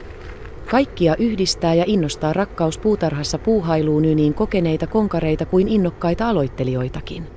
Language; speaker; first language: Finnish; native; Finnish